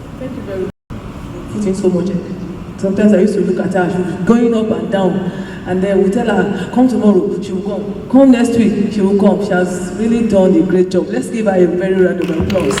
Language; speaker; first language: English; non-native, local second language; Yoruba